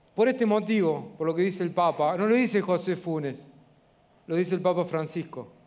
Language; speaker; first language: Spanish; native; Spanish